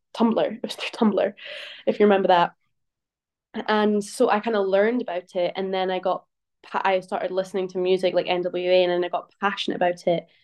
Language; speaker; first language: English; native; English